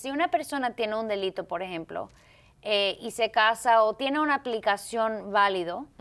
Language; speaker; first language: Spanish; early bilingual, heritage; Spanish